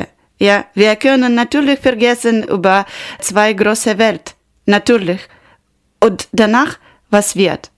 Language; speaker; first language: German; non-native, learner; Ukrainian